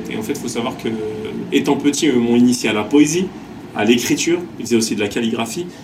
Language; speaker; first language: French; native; French